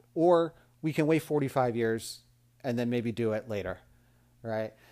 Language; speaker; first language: English; native; English